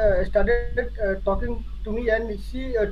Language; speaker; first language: English; non-native, learner; Hindi